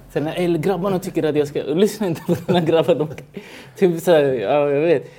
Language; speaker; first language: Swedish; early bilingual, other home language; Spanish